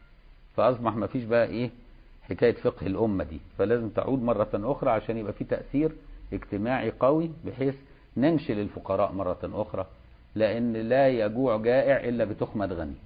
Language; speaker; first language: Arabic; native; Arabic